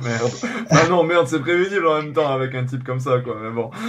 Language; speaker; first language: French; native; French